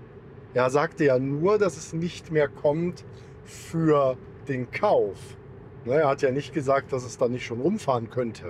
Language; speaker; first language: German; native; German